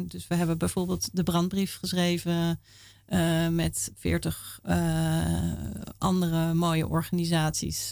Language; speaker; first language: Dutch; native; Dutch